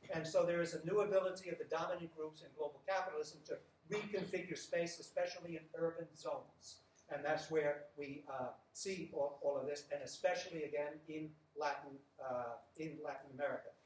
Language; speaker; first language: English; native; English